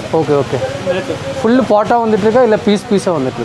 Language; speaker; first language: Malayalam; non-native, learner; Telugu